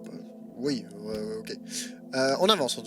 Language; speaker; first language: French; native; French